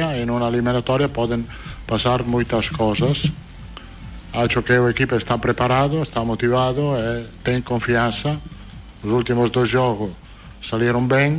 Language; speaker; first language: Portuguese; non-native, fluent; Italian